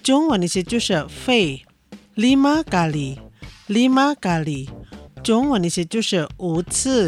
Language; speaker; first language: Chinese; non-native, fluent; Indonesian